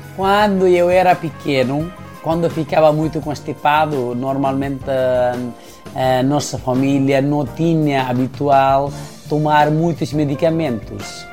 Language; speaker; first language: Portuguese; non-native, fluent; Nepali